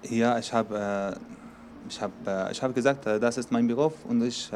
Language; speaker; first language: German; non-native, learner; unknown